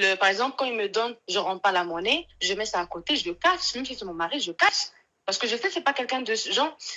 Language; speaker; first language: French; non-native, local second language; Arabic